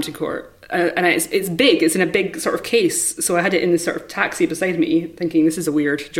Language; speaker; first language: English; native; English